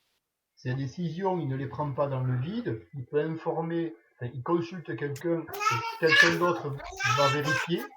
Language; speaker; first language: French; native; French